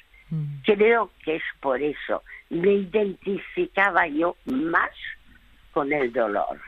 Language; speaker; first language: Spanish; early bilingual, other home language; French